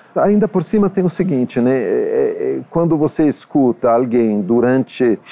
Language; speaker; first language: Portuguese; non-native, fluent; Italian